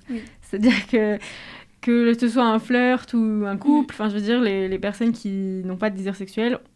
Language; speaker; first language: French; native; French